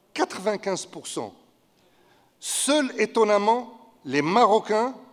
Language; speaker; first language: French; non-native, local second language; Arabic